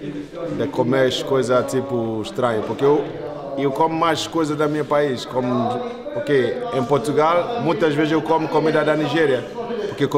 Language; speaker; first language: Portuguese; non-native, learner; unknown